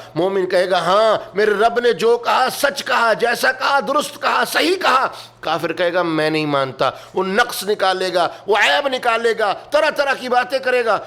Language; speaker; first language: Urdu; native; Urdu